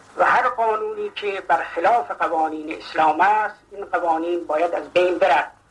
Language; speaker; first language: Persian; non-native, local second language; Azerbaijani